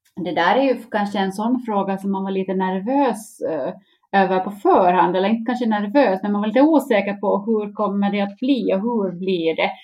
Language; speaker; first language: Swedish; native; Swedish